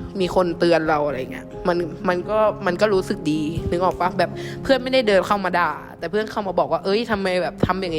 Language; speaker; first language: Thai; native; Thai